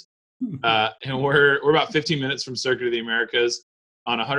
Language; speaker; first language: English; native; English